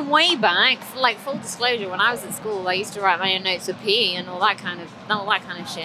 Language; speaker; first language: English; native; English